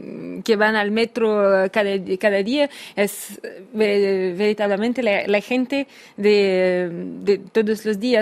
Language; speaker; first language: Spanish; non-native, fluent; Russian